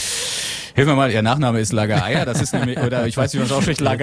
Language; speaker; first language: German; native; German